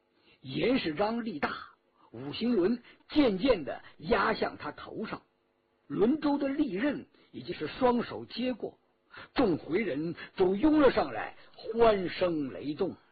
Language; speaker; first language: Chinese; native; Chinese